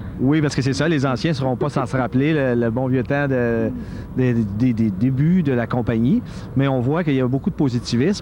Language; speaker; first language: French; native; French